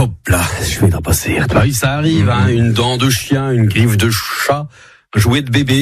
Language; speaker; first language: French; native; French